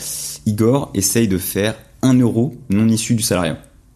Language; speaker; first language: French; native; French